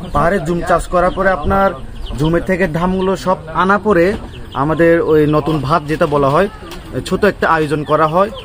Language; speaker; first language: Bangla; non-native, local second language; Marma